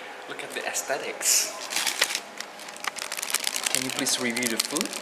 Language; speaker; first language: English; non-native, fluent; Indonesian